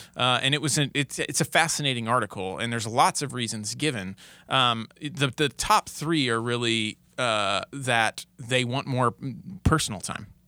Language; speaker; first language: English; native; English